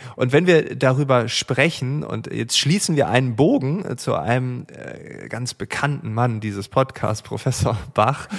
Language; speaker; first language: German; native; German